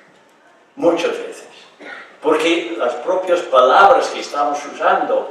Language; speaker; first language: Spanish; non-native, fluent; English